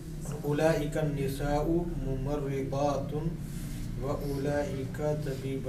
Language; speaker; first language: Arabic; non-native, learner; Urdu